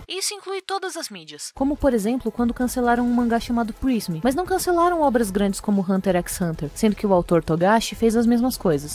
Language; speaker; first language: Portuguese; native; Portuguese